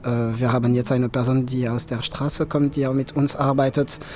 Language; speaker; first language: German; non-native, fluent; French